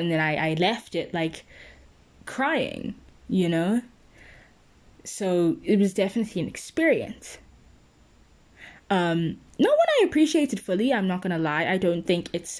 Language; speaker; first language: English; non-native, local second language; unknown